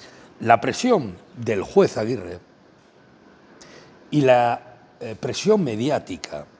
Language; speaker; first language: Spanish; native; Spanish